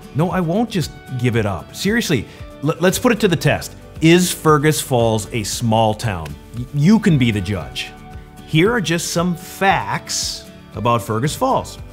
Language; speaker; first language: English; native; English